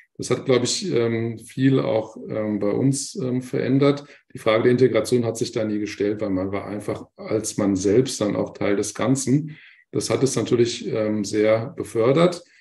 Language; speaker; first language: German; early bilingual, other home language; Turkish